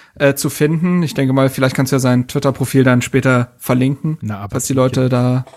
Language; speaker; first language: German; native; German